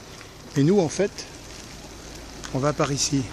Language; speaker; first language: French; native; French